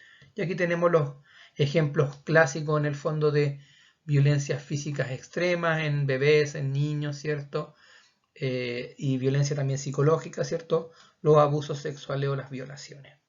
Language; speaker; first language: Spanish; native; Spanish